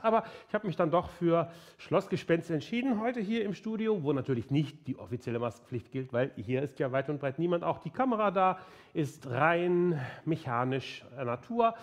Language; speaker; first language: German; native; German